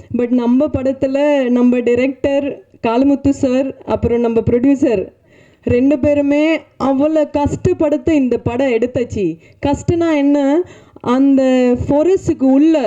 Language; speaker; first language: Tamil; non-native, fluent; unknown